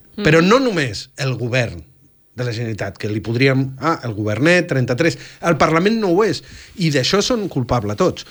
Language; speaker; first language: Catalan; native; Catalan